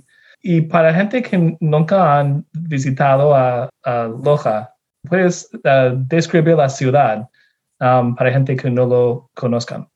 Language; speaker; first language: Spanish; non-native, fluent; English